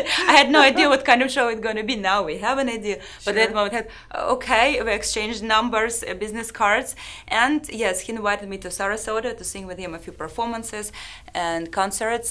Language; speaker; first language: English; non-native, fluent; Russian